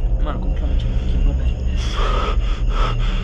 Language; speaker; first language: Portuguese; native; Portuguese